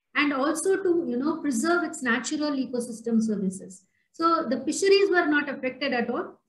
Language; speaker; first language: English; non-native, local second language; Tamil